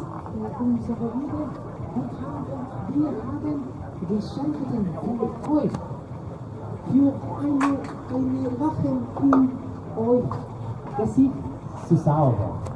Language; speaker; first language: German; non-native, learner; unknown